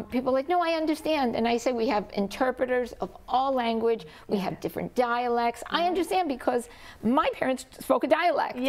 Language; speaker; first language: English; native; English